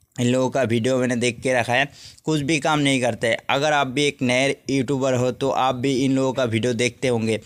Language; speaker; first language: Hindi; non-native, local second language; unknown